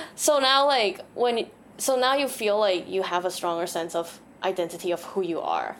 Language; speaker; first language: English; non-native, fluent; Thai